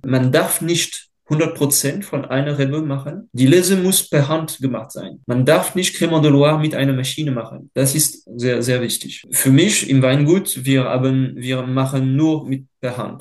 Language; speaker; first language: German; non-native, fluent; French